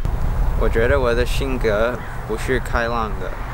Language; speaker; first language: Chinese; non-native, learner; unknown